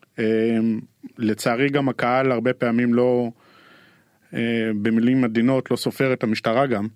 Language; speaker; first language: Hebrew; native; Hebrew